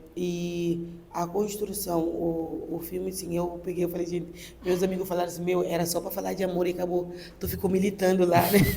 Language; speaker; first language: Portuguese; non-native, local second language; Upper Guinea Crioulo